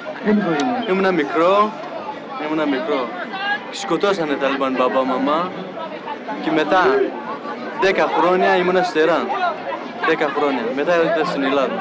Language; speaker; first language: Greek; non-native, learner; Persian